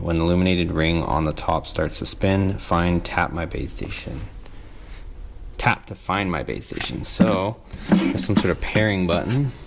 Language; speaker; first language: English; native; English